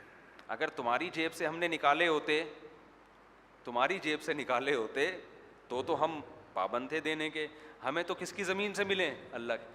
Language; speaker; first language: Urdu; native; Urdu